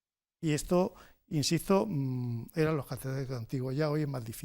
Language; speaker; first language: Spanish; native; Spanish